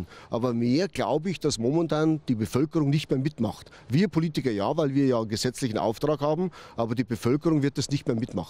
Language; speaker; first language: German; native; German